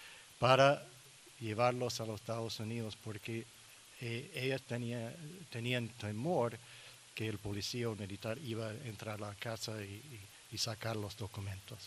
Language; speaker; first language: Spanish; non-native, learner; English